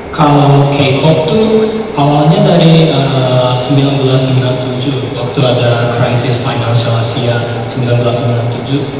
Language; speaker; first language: Indonesian; non-native, fluent; Japanese